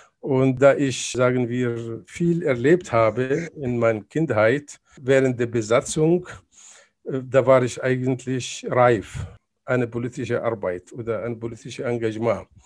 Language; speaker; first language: German; non-native, fluent; Arabic